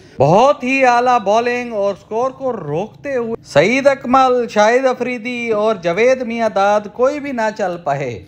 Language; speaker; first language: Urdu; native; Urdu